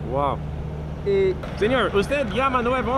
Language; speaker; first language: Spanish; non-native, learner; English